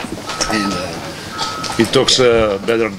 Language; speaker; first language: English; non-native, learner; Italian